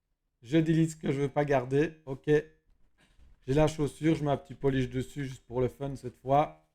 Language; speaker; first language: French; native; French